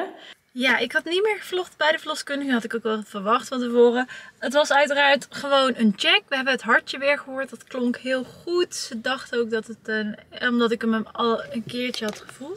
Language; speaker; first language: Dutch; native; Dutch